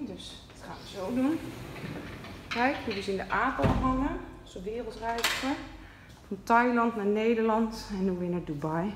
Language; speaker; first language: Dutch; native; Dutch